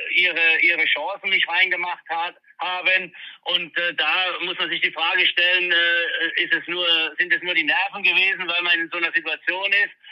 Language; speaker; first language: German; native; German